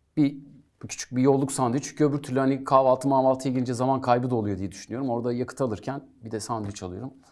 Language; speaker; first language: Turkish; native; Turkish